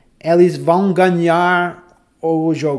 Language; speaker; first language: Portuguese; non-native, fluent; English